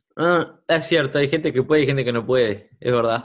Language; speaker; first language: Spanish; native; Spanish